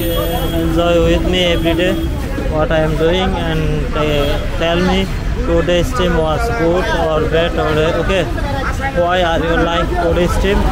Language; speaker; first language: English; non-native, learner; Bangla